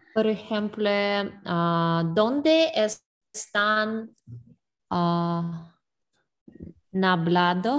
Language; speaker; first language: Spanish; non-native, learner; English